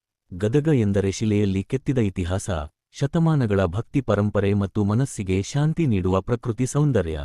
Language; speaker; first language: Kannada; native; Kannada